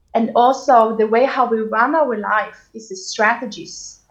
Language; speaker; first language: English; non-native, fluent; Swedish